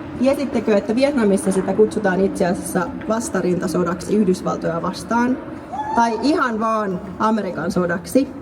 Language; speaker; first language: Finnish; early bilingual, other home language; Vietnamese